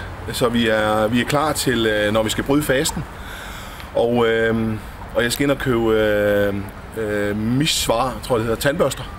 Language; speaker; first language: Danish; native; Danish